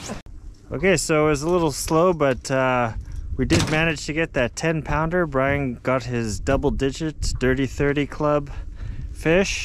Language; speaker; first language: English; native; English